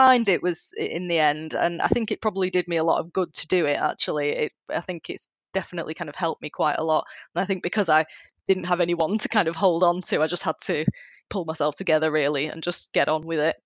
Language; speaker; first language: English; native; English